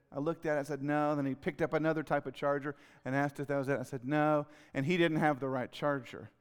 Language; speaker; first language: English; native; English